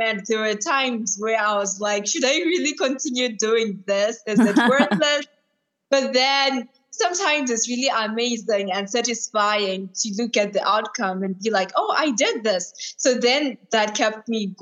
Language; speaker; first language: English; non-native, local second language; Shona